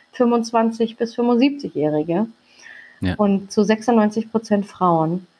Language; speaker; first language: German; early bilingual, other home language; Turkish